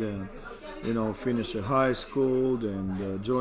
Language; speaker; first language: English; non-native, fluent; Serbian